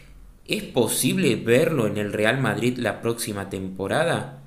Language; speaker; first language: Spanish; native; Spanish